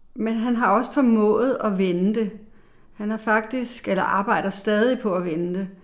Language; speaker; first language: Danish; native; Danish